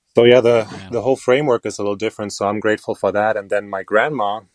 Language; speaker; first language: English; non-native, fluent; German